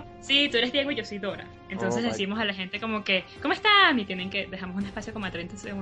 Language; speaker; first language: Spanish; native; Spanish